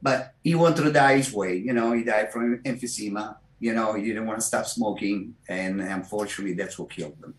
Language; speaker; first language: English; non-native, fluent; Italian